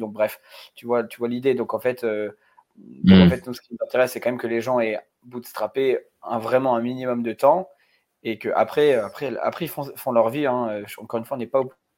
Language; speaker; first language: French; native; French